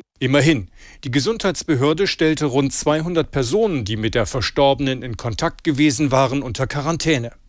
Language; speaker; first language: German; native; German